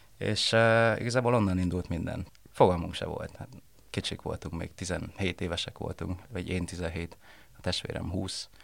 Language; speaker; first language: Hungarian; early bilingual, other home language; Vietnamese